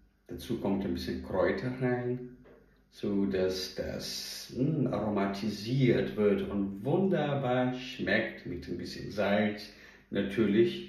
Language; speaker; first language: German; non-native, fluent; Portuguese